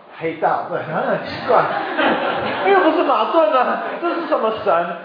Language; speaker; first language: Chinese; non-native, fluent; English